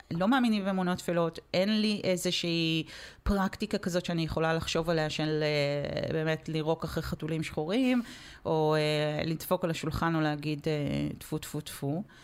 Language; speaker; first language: Hebrew; native; Hebrew